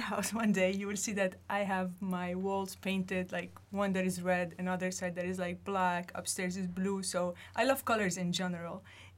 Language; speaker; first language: English; non-native, fluent; Arabic